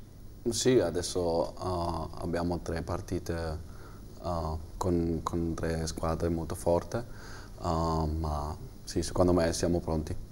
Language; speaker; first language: Italian; non-native, learner; German